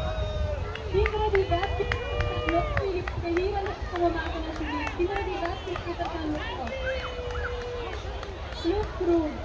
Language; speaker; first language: Dutch; non-native, learner; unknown